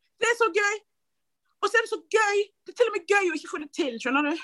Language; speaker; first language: Norwegian; native; Norwegian